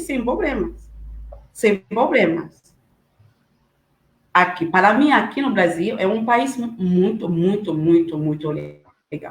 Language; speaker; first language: Portuguese; non-native, learner; Haitian Creole